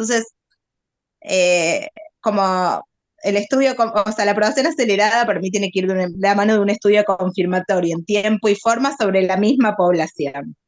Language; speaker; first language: Spanish; native; Spanish